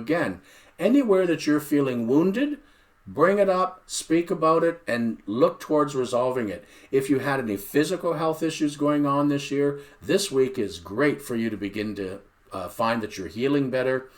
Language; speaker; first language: English; native; English